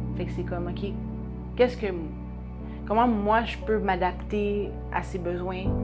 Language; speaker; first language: French; native; French